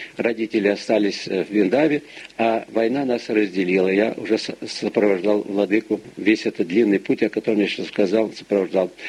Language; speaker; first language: Russian; early bilingual, heritage; Russian